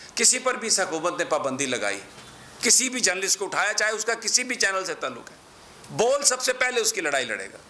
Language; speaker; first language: Urdu; native; Urdu